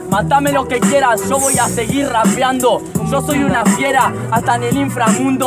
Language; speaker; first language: Spanish; native; Spanish